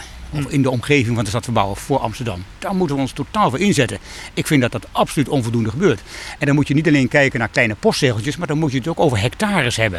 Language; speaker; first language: Dutch; native; Dutch